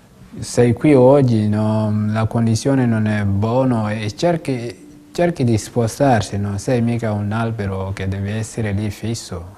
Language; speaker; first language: Italian; non-native, fluent; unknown